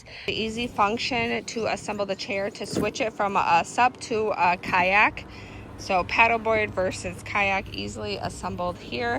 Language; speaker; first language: English; native; English